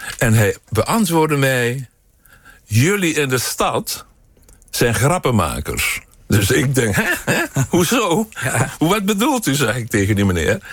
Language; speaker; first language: Dutch; native; Dutch